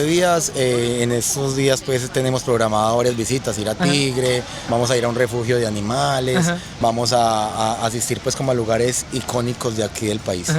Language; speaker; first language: Spanish; native; Spanish